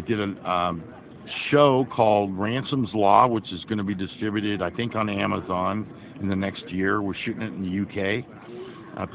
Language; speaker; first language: English; native; English